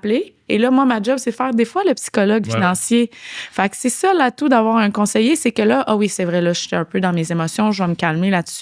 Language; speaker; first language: French; native; French